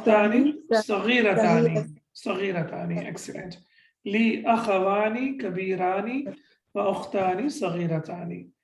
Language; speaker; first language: Arabic; non-native, fluent; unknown